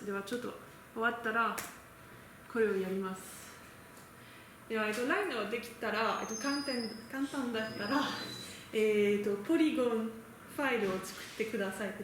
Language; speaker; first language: Japanese; non-native, learner; French